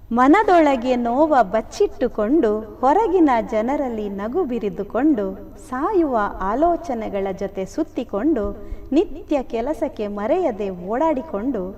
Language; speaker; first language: Kannada; non-native, local second language; Tulu